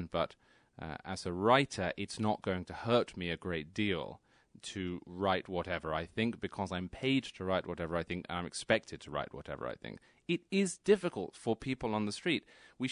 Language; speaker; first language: English; native; English